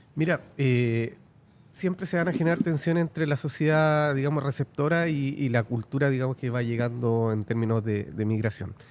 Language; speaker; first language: Spanish; native; Spanish